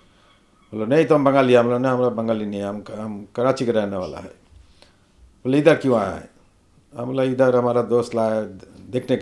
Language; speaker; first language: Hindi; non-native, learner; Bangla